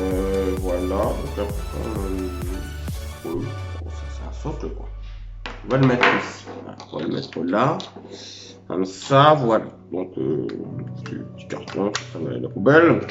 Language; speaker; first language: French; native; French